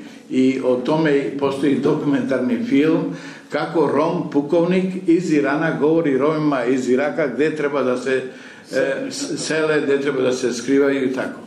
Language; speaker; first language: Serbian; non-native, fluent; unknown